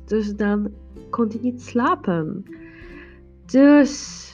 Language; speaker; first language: Dutch; non-native, learner; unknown